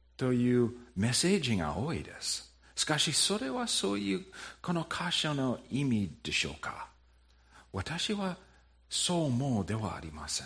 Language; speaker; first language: Japanese; non-native, fluent; English